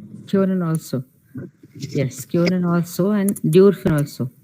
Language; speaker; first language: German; non-native, fluent; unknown